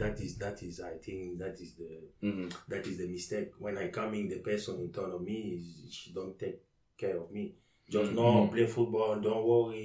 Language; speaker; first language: English; non-native, learner; French